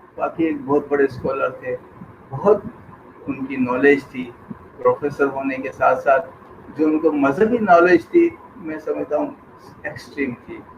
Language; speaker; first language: Urdu; non-native, local second language; Sindhi